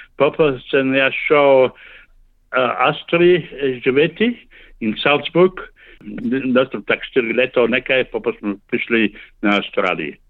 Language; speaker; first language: Slovenian; early bilingual, heritage; Slovenian